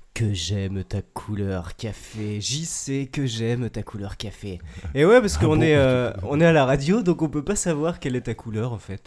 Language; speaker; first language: French; native; French